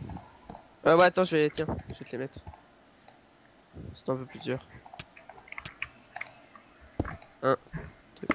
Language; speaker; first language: French; native; French